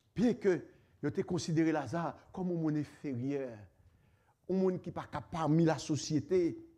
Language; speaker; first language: French; native; French